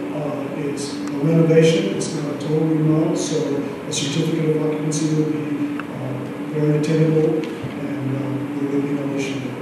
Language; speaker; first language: English; native; English